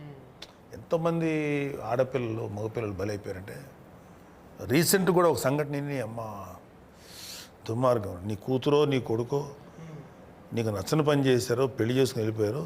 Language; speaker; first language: Telugu; native; Telugu